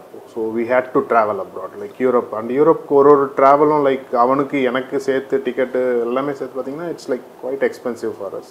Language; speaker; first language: Tamil; native; Tamil